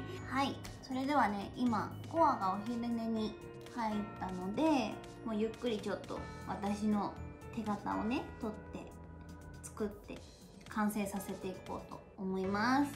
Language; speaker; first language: Japanese; native; Japanese